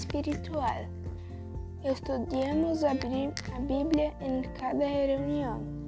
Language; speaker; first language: Portuguese; non-native, learner; Spanish